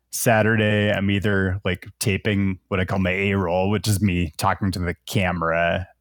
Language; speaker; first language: English; native; English